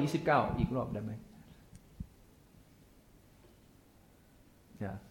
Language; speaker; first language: Thai; non-native, fluent; English